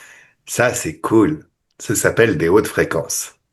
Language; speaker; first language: French; native; French